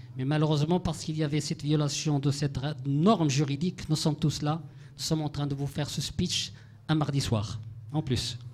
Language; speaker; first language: French; non-native, local second language; Arabic